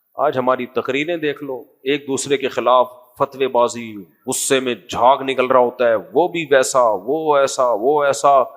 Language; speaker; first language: Urdu; native; Urdu